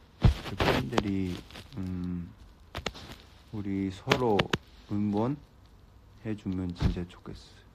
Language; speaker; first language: Korean; non-native, learner; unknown